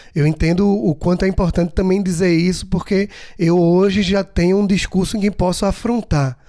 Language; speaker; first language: Portuguese; native; Portuguese